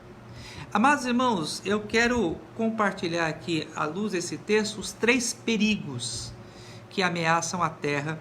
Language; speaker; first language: Portuguese; native; Portuguese